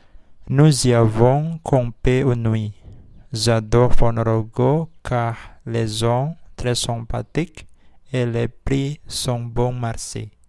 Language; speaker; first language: French; non-native, learner; Indonesian